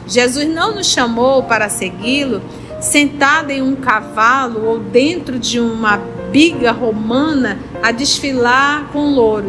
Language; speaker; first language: Portuguese; native; Portuguese